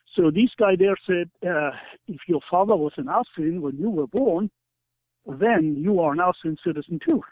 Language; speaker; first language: English; non-native, fluent; German